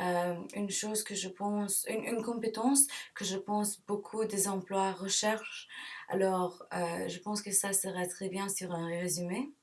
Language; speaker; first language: French; non-native, learner; English